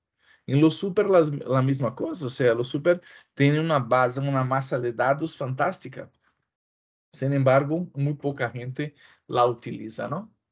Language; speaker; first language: Spanish; non-native, fluent; Portuguese